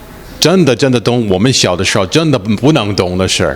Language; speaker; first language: Chinese; early bilingual, heritage; Chinese